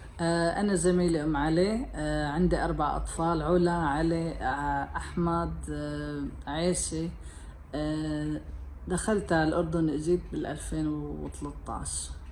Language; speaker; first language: Arabic; native; Arabic